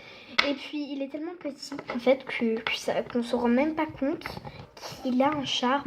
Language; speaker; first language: French; native; French